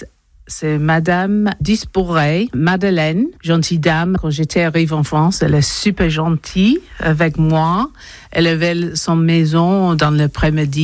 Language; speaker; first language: French; non-native, learner; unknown